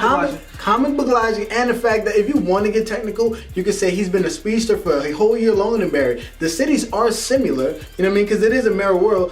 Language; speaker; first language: English; native; English